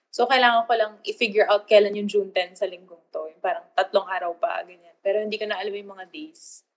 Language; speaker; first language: Filipino; native; Filipino